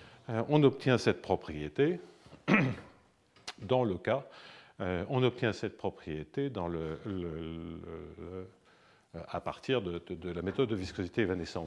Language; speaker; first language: French; native; French